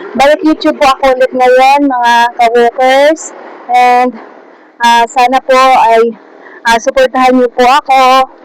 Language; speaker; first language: Filipino; non-native, local second language; Aklanon